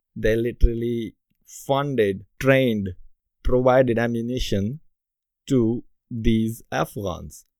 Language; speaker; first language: English; non-native, local second language; Urdu